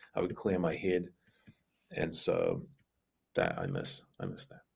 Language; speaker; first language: English; native; English